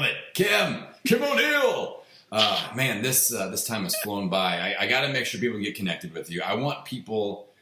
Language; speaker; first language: English; native; English